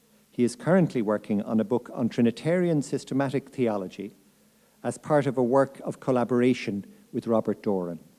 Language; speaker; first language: English; native; English